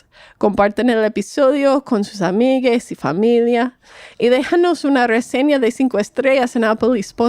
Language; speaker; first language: Spanish; non-native, fluent; English